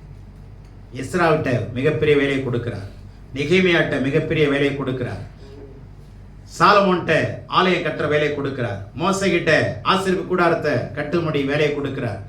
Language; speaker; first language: Tamil; native; Tamil